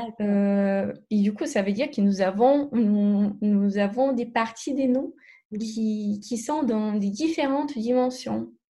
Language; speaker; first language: French; non-native, fluent; Portuguese